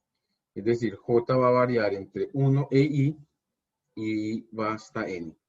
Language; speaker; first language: Spanish; native; Spanish